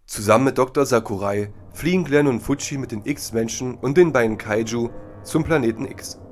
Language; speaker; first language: German; native; German